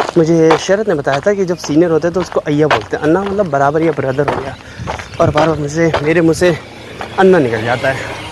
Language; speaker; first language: Hindi; native; Hindi